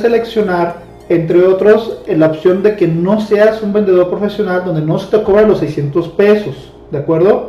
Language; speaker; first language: Spanish; native; Spanish